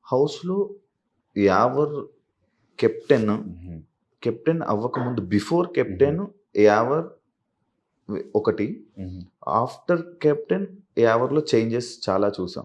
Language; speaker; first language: Telugu; native; Telugu